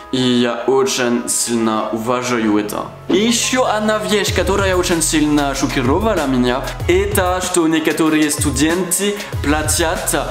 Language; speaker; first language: Russian; non-native, fluent; French